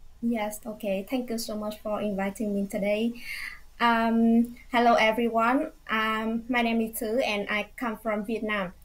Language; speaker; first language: English; non-native, fluent; Vietnamese